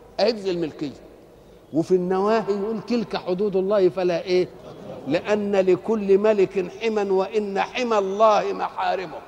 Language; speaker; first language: Arabic; native; Arabic